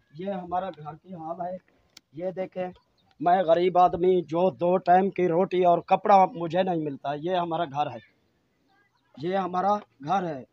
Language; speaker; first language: Urdu; non-native, local second language; Saraiki